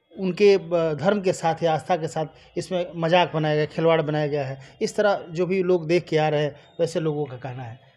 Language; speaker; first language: Hindi; native; Hindi